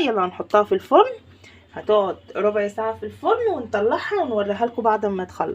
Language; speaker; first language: Arabic; native; Arabic